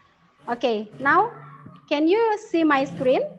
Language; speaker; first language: English; non-native, learner; Indonesian